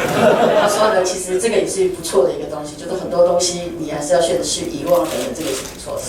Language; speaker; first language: Chinese; native; Chinese